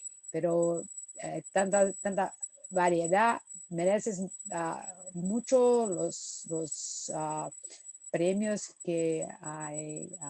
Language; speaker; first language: Spanish; non-native, fluent; Portuguese